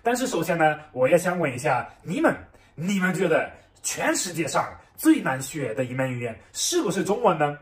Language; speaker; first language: Chinese; non-native, fluent; German